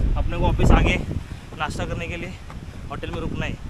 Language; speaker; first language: Hindi; non-native, local second language; Marathi